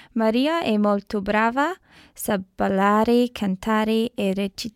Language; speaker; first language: Italian; non-native, learner; English